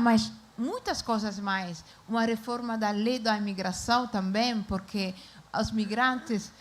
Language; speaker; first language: Portuguese; non-native, fluent; Italian